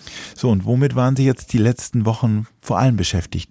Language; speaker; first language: German; native; German